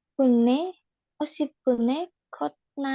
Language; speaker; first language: Korean; non-native, learner; Indonesian